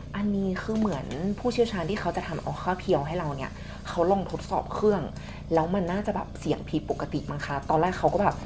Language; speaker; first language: Thai; native; Thai